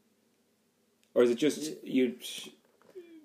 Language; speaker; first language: English; native; English